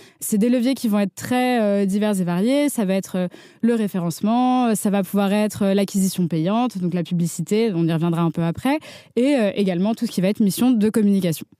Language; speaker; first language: French; native; French